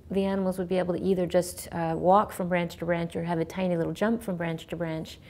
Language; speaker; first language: English; native; English